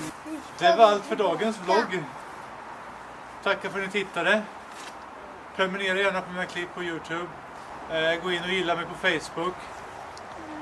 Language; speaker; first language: Swedish; native; Swedish